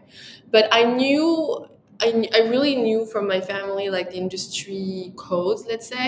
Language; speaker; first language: English; non-native, fluent; French